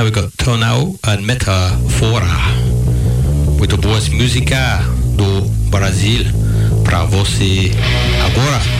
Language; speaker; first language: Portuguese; non-native, learner; English